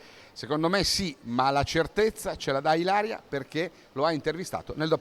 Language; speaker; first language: Italian; native; Italian